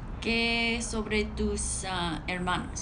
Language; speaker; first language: Spanish; non-native, learner; English